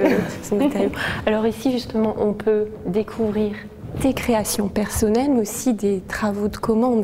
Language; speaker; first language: French; native; French